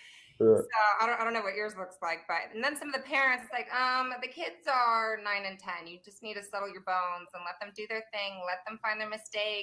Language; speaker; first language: English; native; English